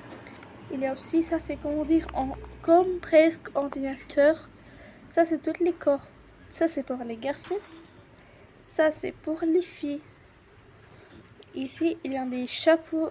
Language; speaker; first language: French; non-native, learner; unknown